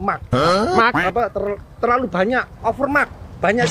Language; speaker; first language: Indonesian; non-native, local second language; Javanese